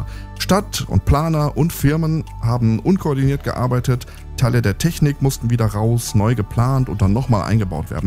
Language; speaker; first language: German; native; German